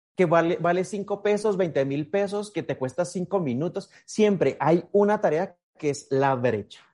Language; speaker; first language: Spanish; native; Spanish